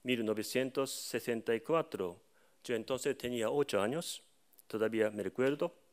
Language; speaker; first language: Spanish; non-native, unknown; Japanese